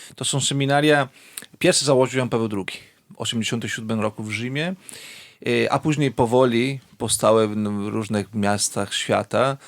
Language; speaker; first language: Polish; non-native, fluent; Italian